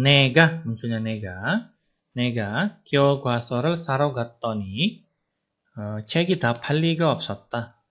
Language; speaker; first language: Korean; non-native, fluent; Indonesian